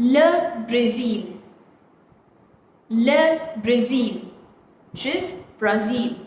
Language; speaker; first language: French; non-native, fluent; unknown